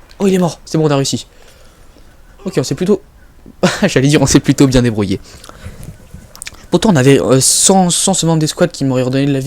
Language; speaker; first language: French; native; French